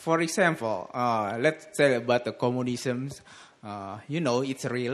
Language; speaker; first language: English; non-native, learner; Indonesian